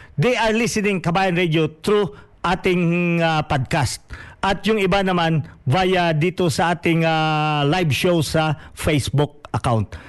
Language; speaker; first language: Filipino; non-native, local second language; Hiligaynon